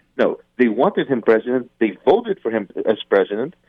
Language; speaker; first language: English; non-native, fluent; Russian